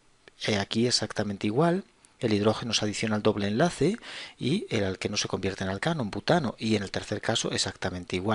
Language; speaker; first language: Spanish; native; Spanish